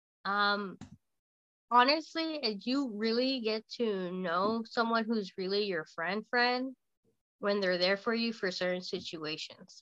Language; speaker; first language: English; early bilingual, other home language; Spanish